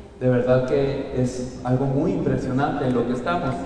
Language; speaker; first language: Spanish; native; Spanish